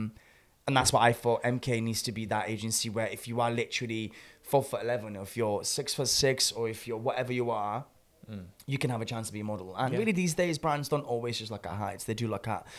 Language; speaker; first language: English; native; English